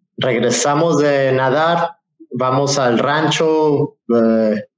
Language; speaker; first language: Spanish; native; Spanish